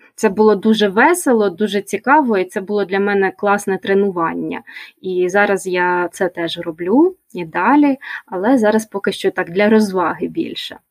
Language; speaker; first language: Ukrainian; native; Ukrainian